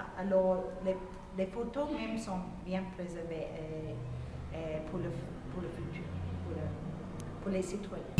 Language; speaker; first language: French; non-native, fluent; English